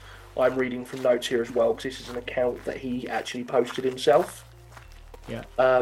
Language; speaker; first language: English; native; English